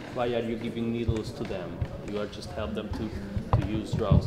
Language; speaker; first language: English; non-native, fluent; Hungarian